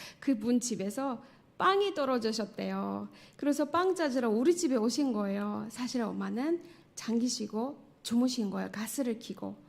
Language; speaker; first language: Korean; non-native, fluent; Tajik